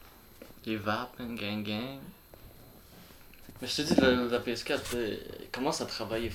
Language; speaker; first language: French; native; French